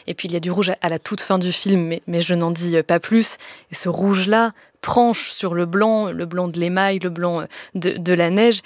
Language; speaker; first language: French; native; French